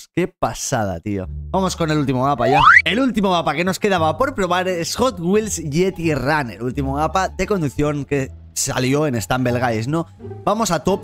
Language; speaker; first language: Spanish; native; Spanish